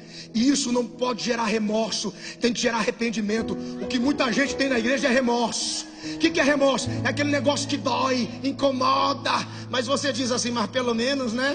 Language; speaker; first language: Portuguese; native; Portuguese